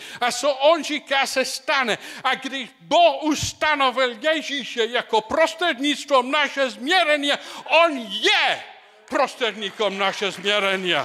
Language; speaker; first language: Czech; non-native, learner; English